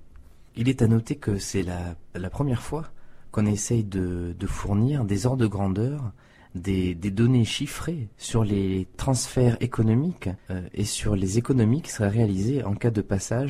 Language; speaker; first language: French; native; French